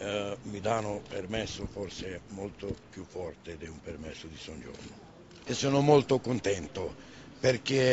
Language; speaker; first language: Italian; non-native, fluent; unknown